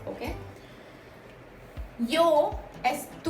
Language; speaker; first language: Spanish; non-native, fluent; Hindi